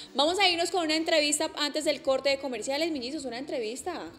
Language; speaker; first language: Spanish; native; Spanish